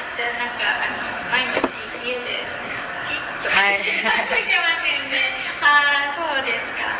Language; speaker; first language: Japanese; native; Japanese